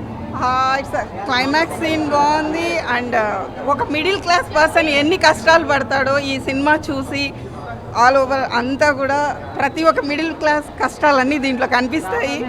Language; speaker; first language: Telugu; native; Telugu